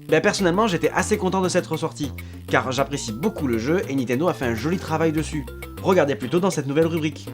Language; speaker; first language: French; native; French